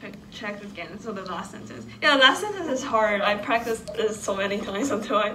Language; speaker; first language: English; early bilingual, other home language; Chinese